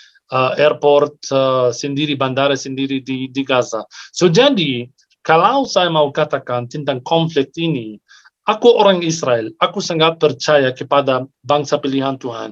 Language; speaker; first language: Indonesian; non-native, fluent; Arabic